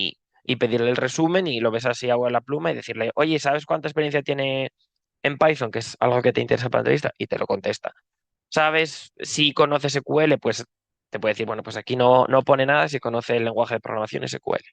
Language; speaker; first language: Spanish; native; Spanish